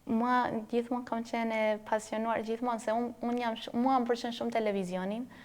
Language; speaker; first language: Albanian; early bilingual, heritage; Albanian